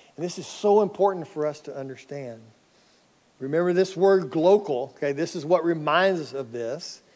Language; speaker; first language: English; native; English